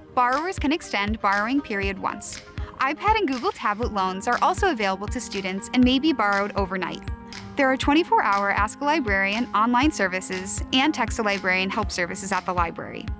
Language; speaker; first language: English; native; English